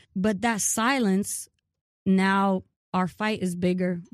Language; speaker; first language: English; early bilingual, other home language; Ukrainian